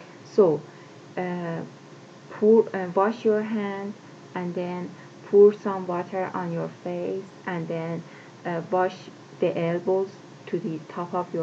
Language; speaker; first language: English; non-native, fluent; Persian